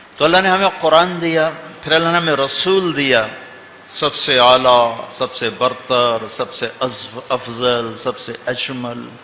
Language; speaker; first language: Urdu; non-native, local second language; Punjabi